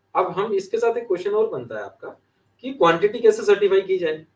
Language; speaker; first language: Hindi; native; Hindi